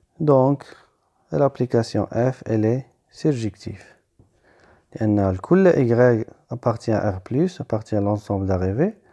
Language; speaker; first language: French; non-native, local second language; Arabic